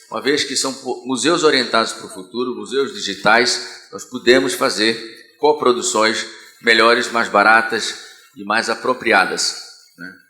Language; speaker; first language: Portuguese; native; Portuguese